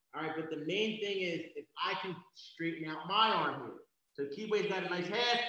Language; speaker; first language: English; native; English